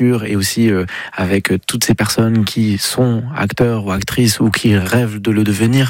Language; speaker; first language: French; native; French